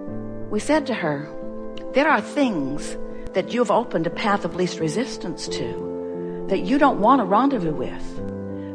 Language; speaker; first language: English; native; English